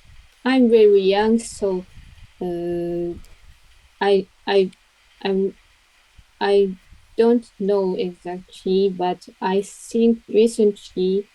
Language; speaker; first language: English; non-native, learner; Japanese